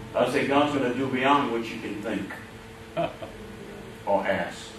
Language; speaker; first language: English; native; English